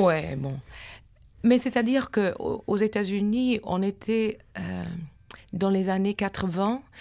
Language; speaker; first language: French; non-native, fluent; English